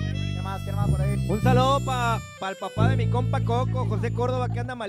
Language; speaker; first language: Spanish; native; Spanish